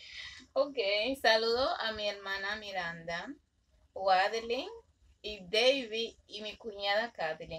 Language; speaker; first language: Spanish; early bilingual, other home language; Haitian Creole